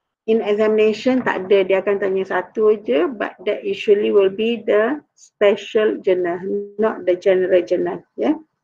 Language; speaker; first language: English; non-native, local second language; Malay